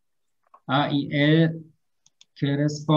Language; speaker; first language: Spanish; non-native, fluent; German